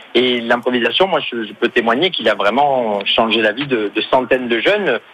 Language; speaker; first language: French; native; French